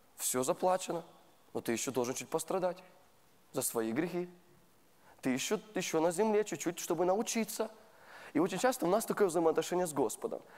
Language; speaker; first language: Russian; native; Russian